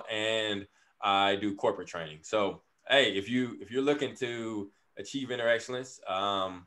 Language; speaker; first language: English; native; English